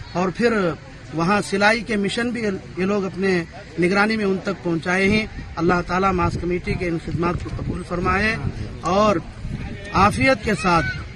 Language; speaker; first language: Urdu; native; Urdu